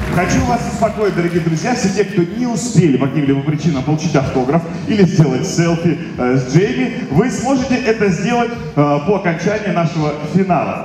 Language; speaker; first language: Russian; native; Russian